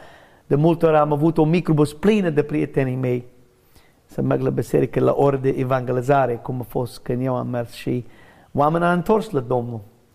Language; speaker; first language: Romanian; non-native, learner; English